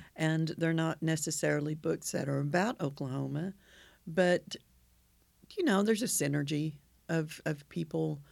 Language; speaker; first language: English; native; English